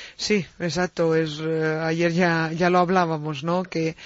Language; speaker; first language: Spanish; native; Spanish